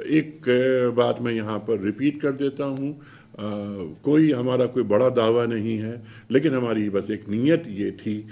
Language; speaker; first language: Urdu; native; Urdu